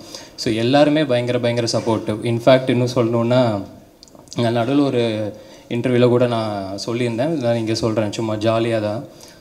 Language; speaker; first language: Tamil; native; Tamil